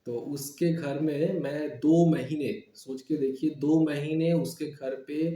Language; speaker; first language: Hindi; non-native, local second language; Bangla